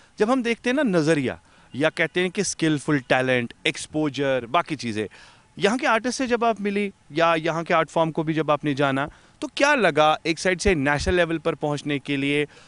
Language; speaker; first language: Hindi; non-native, local second language; Kashmiri